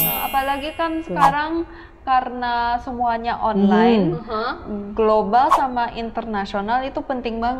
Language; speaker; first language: Indonesian; early bilingual, other home language; Korean